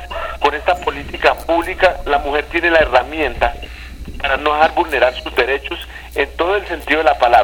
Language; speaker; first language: Spanish; native; Spanish